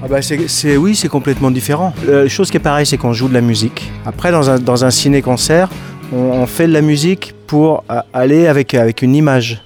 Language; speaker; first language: French; native; French